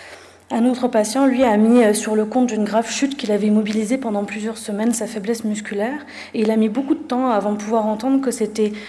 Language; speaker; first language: French; native; French